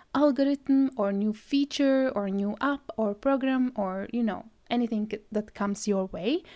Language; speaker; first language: English; non-native, fluent; Latvian